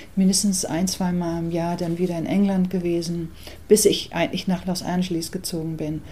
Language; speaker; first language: German; early bilingual, other home language; English